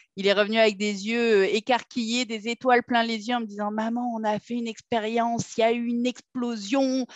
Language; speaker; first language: French; native; French